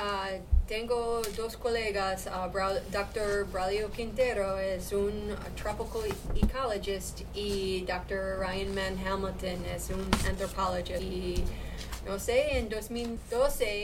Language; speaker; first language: Spanish; non-native, learner; English